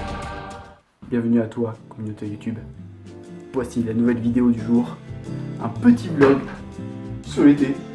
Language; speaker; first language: French; native; French